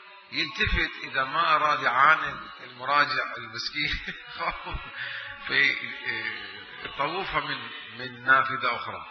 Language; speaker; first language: Arabic; native; Arabic